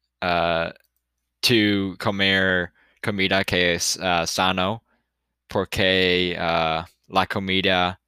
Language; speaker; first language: Spanish; non-native, learner; English